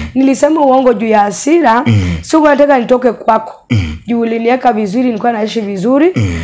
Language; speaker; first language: Swahili; non-native, local second language; Luo (Kenya and Tanzania)